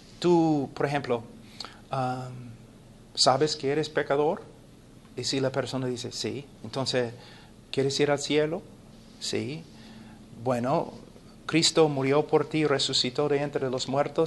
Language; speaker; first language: Spanish; non-native, fluent; English